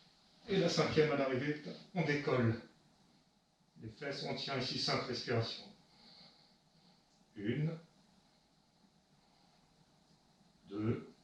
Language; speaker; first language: French; native; French